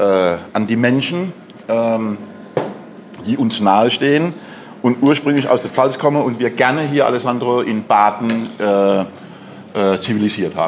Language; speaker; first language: German; native; German